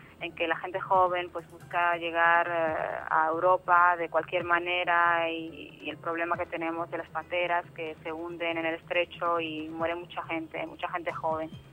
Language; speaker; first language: Spanish; non-native, fluent; Arabic